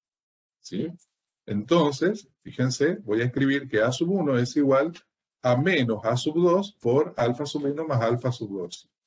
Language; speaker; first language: Spanish; native; Spanish